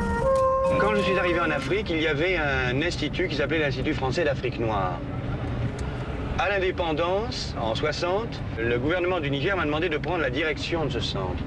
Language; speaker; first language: French; native; French